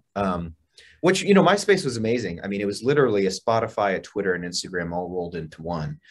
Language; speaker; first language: English; native; English